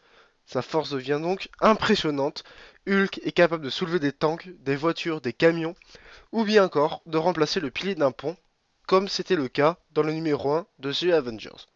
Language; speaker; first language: French; native; French